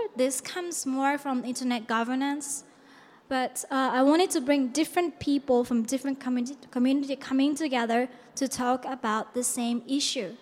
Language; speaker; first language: English; non-native, fluent; Japanese